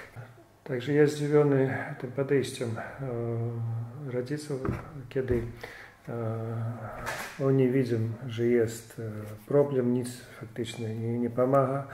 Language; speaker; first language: Polish; non-native, fluent; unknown